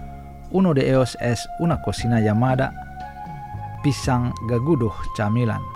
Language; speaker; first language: Spanish; non-native, fluent; Indonesian